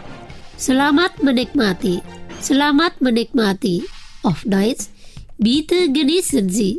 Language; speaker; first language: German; non-native, fluent; Indonesian